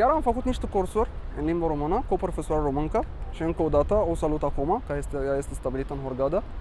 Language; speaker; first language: Romanian; non-native, fluent; Arabic